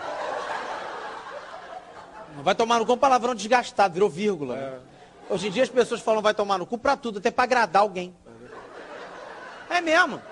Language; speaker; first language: Portuguese; native; Portuguese